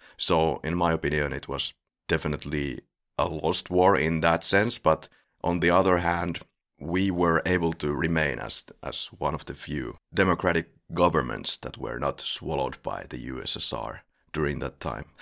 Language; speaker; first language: English; non-native, fluent; Finnish